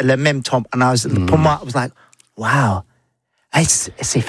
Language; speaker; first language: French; non-native, learner; English